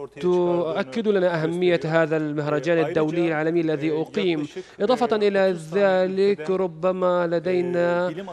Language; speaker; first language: Arabic; non-native, fluent; Turkish